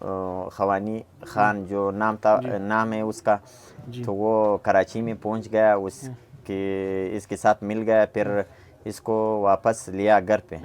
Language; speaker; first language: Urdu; non-native, local second language; Pashto